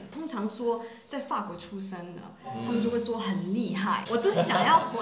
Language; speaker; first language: Chinese; early bilingual, heritage; Chinese